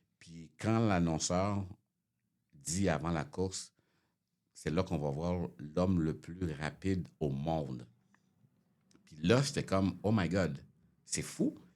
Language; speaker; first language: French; early bilingual, other home language; Haitian Creole